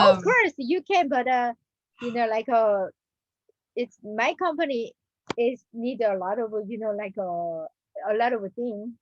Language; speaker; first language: English; non-native, learner; Korean